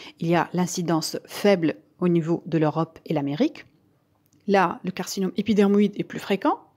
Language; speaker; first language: French; non-native, local second language; Arabic